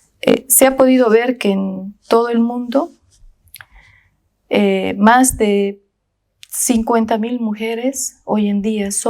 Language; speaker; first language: Spanish; native; Spanish